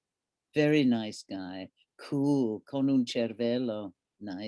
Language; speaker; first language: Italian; non-native, learner; English